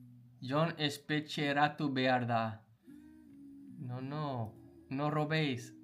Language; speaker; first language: Basque; non-native, learner; English